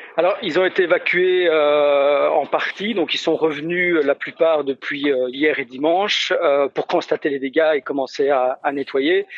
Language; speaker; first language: French; native; French